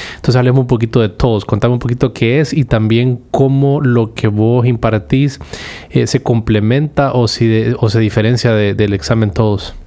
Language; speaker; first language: Spanish; native; Spanish